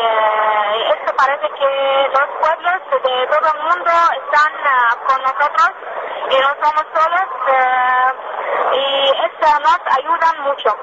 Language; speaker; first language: Spanish; non-native, learner; Arabic